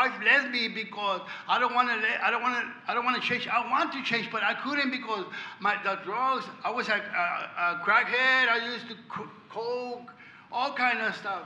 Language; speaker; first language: English; non-native, learner; Spanish